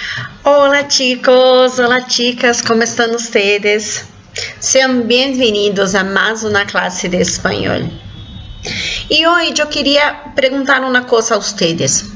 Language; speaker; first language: Spanish; non-native, fluent; Portuguese